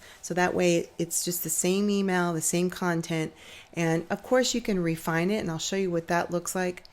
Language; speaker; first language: English; native; English